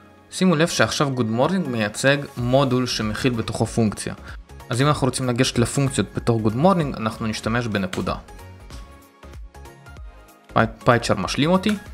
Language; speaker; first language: Hebrew; native; Hebrew